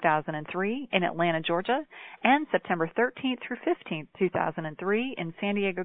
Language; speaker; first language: English; native; English